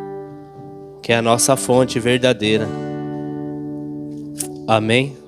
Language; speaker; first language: Portuguese; native; Portuguese